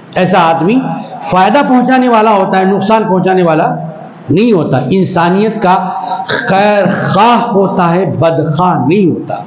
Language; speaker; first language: Urdu; native; Urdu